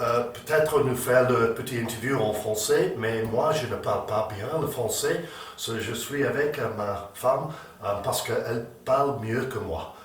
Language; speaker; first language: French; non-native, learner; English